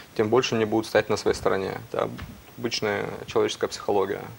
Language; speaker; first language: Russian; native; Russian